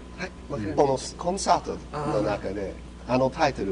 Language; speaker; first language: Japanese; non-native, learner; English